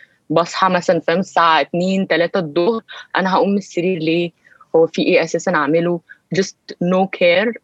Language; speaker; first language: Arabic; early bilingual, heritage; Arabic